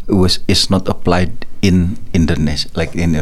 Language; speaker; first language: English; non-native, learner; Indonesian